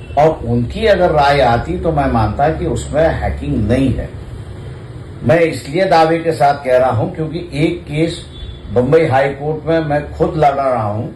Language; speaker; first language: Hindi; non-native, local second language; Marathi